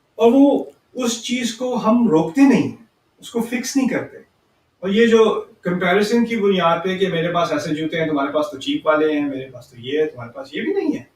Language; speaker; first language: Urdu; early bilingual, heritage; Urdu